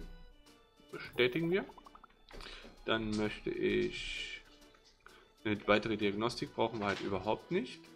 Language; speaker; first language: German; native; German